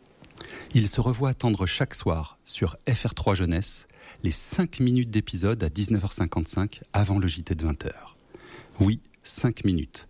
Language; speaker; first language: French; native; French